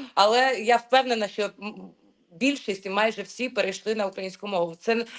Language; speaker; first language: Ukrainian; non-native, local second language; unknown